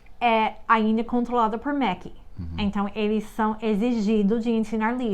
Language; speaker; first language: Portuguese; non-native, fluent; English